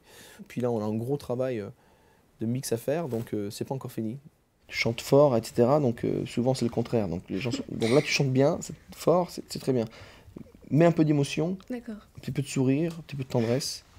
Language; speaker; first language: French; native; French